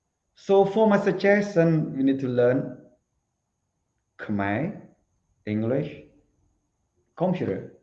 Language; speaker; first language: English; non-native, learner; Khmer